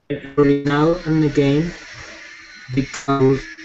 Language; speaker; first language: English; non-native, learner; Spanish